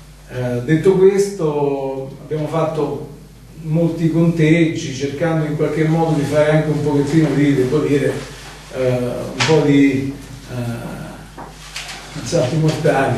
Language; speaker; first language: Italian; native; Italian